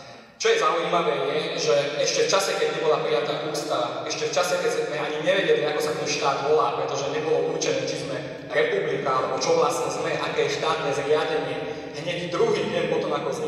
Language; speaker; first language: Slovak; native; Slovak